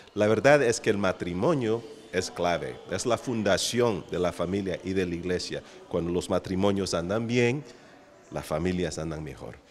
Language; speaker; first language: Spanish; early bilingual, heritage; Spanish